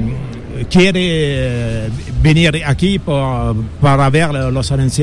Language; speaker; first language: Spanish; non-native, learner; French